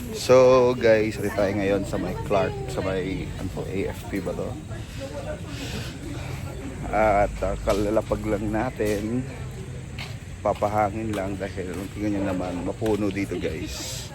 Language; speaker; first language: Filipino; native; Filipino